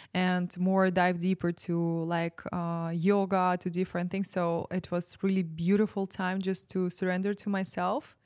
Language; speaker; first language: English; non-native, fluent; Ukrainian